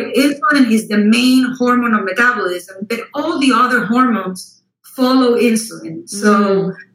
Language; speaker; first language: English; non-native, fluent; Spanish